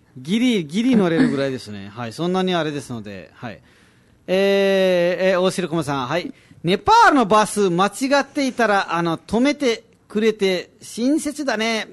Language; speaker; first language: Japanese; non-native, fluent; Nepali